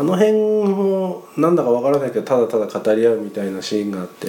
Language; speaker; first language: Japanese; native; Japanese